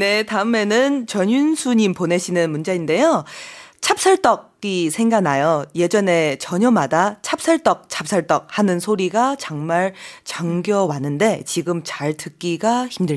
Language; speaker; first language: Korean; non-native, fluent; Chinese